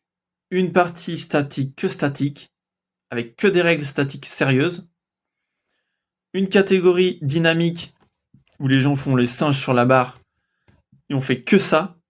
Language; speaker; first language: French; native; French